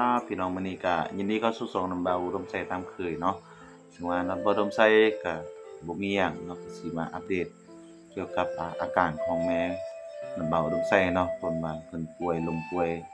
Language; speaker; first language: Thai; non-native, local second language; Lao